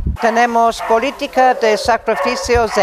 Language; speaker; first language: Spanish; non-native, fluent; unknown